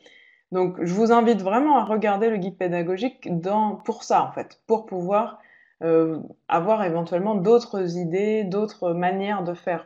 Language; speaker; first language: French; native; French